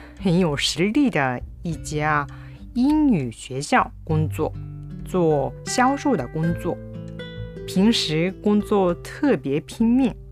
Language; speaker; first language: Chinese; non-native, fluent; Japanese